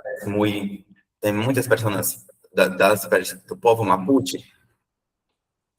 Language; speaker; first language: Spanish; non-native, learner; Portuguese